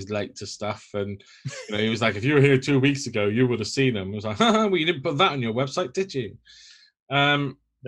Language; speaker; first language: English; native; English